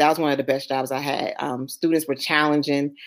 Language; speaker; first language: English; native; English